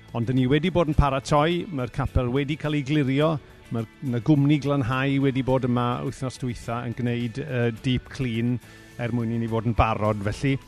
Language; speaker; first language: Welsh; native; Welsh